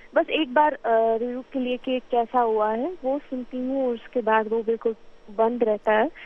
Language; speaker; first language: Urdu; non-native, local second language; Kashmiri